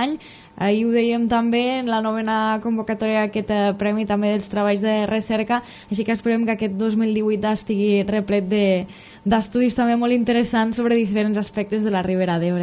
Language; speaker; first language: Catalan; native; Catalan